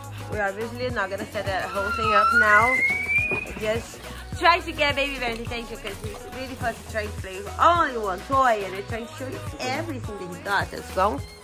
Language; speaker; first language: English; non-native, fluent; Portuguese